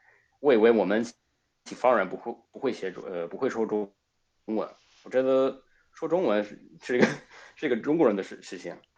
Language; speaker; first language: Chinese; non-native, fluent; Spanish